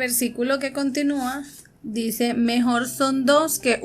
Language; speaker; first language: Spanish; native; Spanish